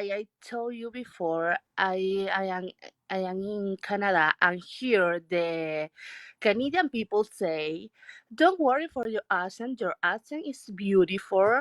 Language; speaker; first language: English; non-native, learner; Spanish